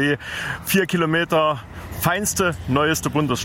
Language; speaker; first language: German; native; German